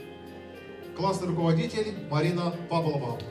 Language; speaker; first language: Russian; native; Russian